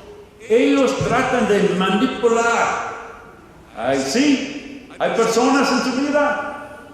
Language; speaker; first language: Spanish; non-native, fluent; English